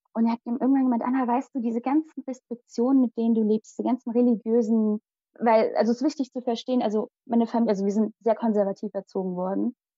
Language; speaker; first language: German; early bilingual, other home language; Malayalam